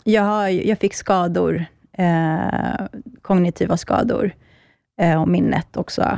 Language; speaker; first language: Swedish; early bilingual, other home language; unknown